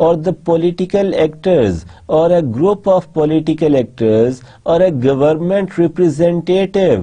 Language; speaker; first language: English; non-native, local second language; Urdu